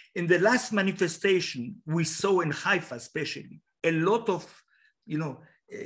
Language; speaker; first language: English; non-native, fluent; Hebrew